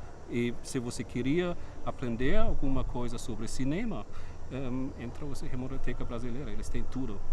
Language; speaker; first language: Portuguese; non-native, fluent; German